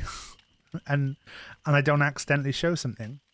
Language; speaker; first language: English; non-native, local second language; Welsh